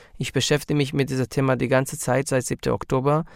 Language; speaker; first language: German; non-native, learner; Hebrew